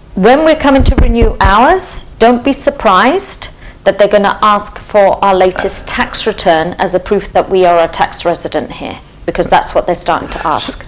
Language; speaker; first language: English; native; English